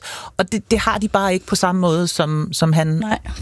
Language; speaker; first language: Danish; native; Danish